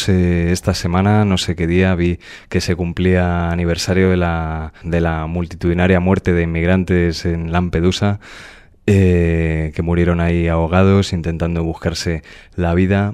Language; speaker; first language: Spanish; native; Spanish